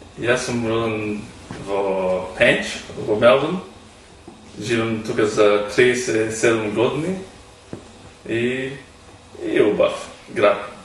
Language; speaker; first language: Macedonian; early bilingual, heritage; Macedonian